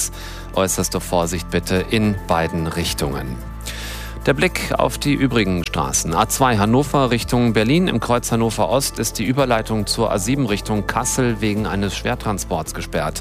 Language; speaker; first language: German; native; German